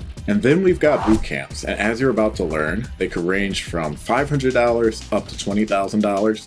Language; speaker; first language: English; native; English